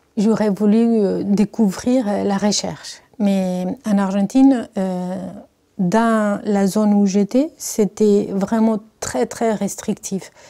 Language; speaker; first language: French; non-native, fluent; Spanish